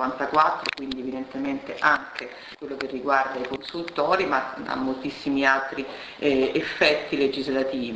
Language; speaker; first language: Italian; native; Italian